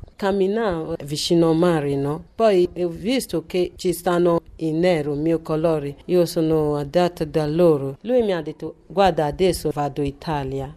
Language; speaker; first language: Italian; non-native, learner; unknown